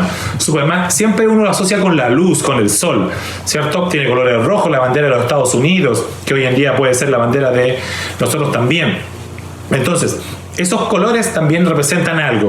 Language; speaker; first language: Spanish; native; Spanish